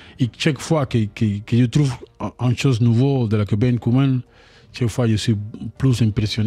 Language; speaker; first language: French; non-native, learner; Spanish